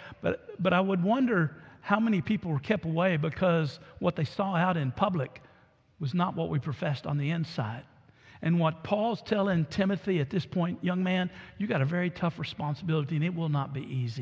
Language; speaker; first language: English; native; English